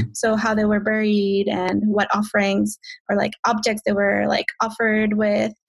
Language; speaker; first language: English; non-native, fluent; Spanish